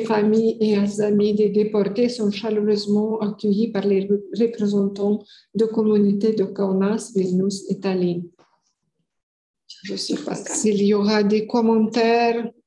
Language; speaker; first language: French; non-native, fluent; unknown